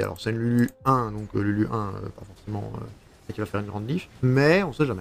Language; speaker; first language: French; native; French